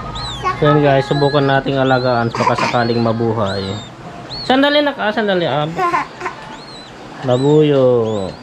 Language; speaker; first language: Filipino; non-native, local second language; Iloko